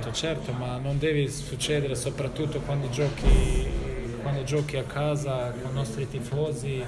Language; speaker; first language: Italian; non-native, fluent; Bosnian